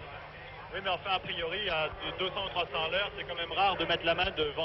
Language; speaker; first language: French; native; French